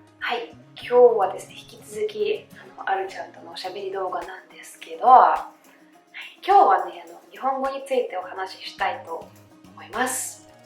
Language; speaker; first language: Japanese; non-native, fluent; Russian